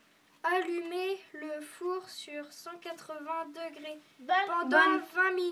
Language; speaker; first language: French; native; French